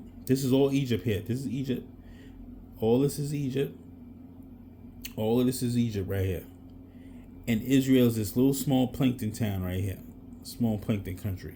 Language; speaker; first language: English; native; English